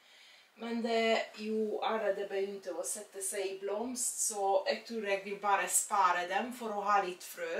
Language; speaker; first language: Norwegian; non-native, fluent; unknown